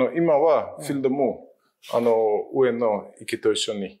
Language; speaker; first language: Japanese; non-native, learner; German